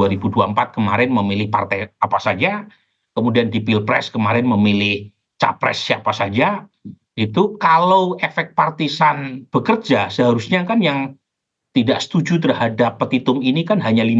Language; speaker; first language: Indonesian; native; Indonesian